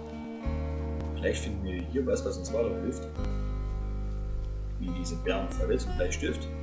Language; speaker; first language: German; native; German